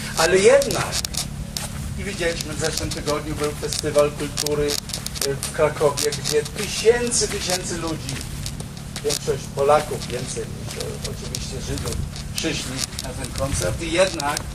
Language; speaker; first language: Polish; non-native, fluent; Hebrew